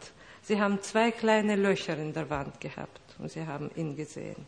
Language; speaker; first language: German; non-native, fluent; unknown